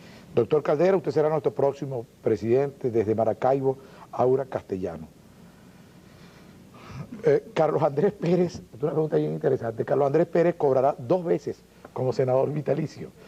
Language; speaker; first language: Spanish; native; Spanish